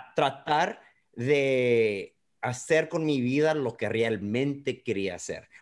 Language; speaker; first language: Spanish; early bilingual, heritage; Spanish